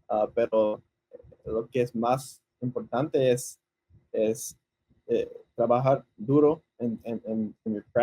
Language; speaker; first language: Spanish; early bilingual, heritage; English